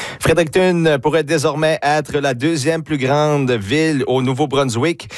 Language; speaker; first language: French; native; French